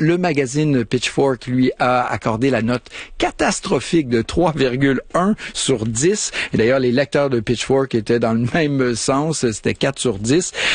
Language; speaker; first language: French; native; French